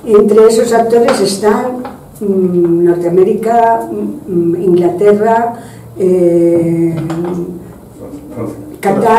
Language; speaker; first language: Spanish; non-native, fluent; French